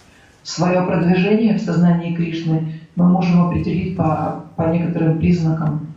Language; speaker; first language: Russian; native; Russian